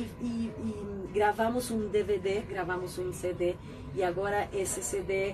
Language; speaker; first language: Portuguese; non-native, fluent; Spanish